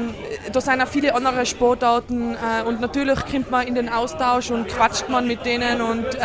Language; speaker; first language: German; native; German